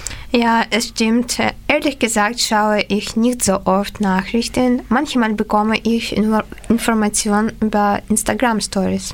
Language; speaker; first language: German; non-native, learner; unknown